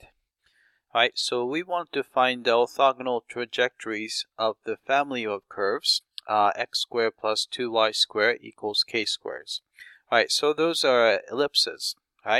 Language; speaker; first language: English; non-native, fluent; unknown